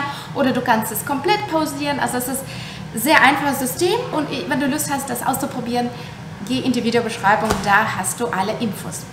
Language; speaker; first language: German; non-native, fluent; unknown